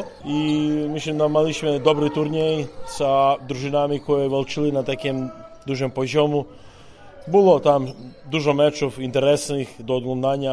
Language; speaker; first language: Polish; non-native, learner; Serbian